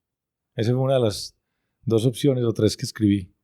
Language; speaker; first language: Spanish; native; Spanish